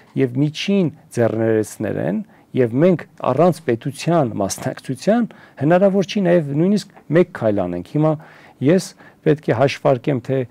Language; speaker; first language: Armenian; early bilingual, heritage; Armenian